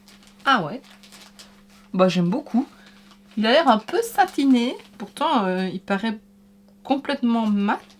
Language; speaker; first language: French; native; French